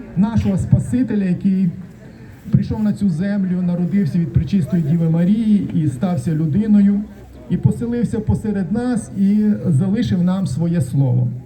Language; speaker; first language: Ukrainian; non-native, local second language; Russian